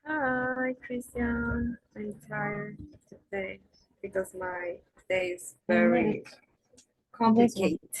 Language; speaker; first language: English; non-native, learner; Spanish